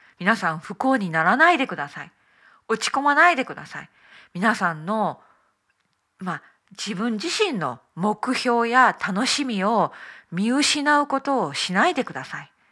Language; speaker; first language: Japanese; native; Japanese